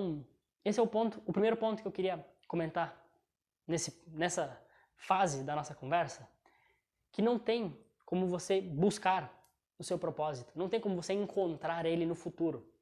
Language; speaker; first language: Portuguese; native; Portuguese